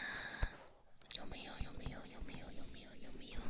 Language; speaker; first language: Chinese; early bilingual, heritage; Chinese